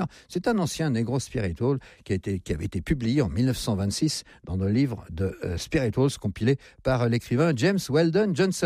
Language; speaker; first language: French; native; French